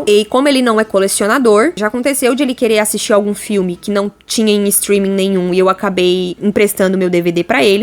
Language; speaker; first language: Portuguese; native; Portuguese